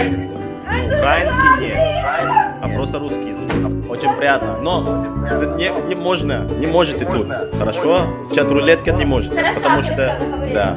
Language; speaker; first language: Russian; non-native, learner; Indonesian